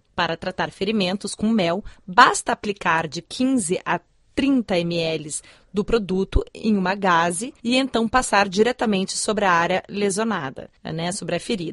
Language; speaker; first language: Portuguese; native; Portuguese